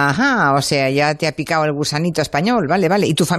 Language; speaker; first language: Spanish; native; Spanish